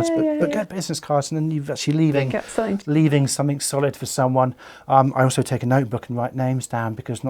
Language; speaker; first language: English; native; English